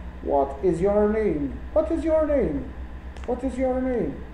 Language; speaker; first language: English; non-native, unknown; Portuguese